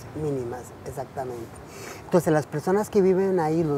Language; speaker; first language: Spanish; native; Spanish